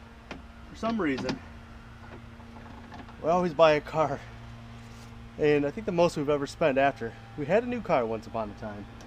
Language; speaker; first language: English; native; English